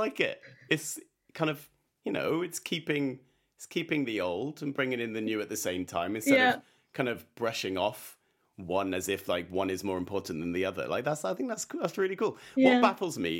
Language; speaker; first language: English; native; English